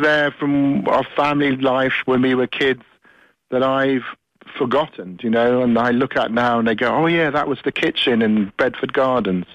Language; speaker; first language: English; native; English